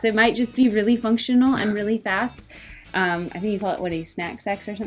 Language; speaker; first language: English; native; English